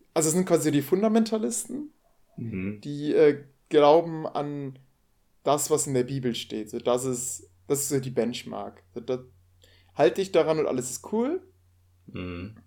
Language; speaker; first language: German; non-native, fluent; Polish